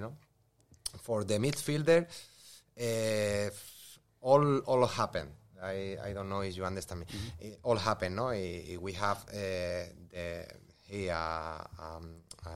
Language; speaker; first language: English; non-native, learner; Spanish